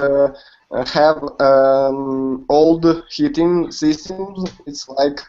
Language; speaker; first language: English; non-native, learner; Russian